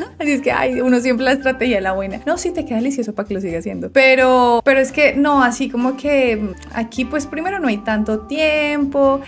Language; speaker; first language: Spanish; native; Spanish